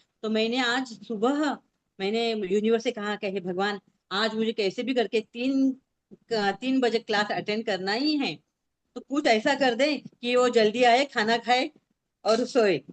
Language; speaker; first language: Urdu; non-native, local second language; Marathi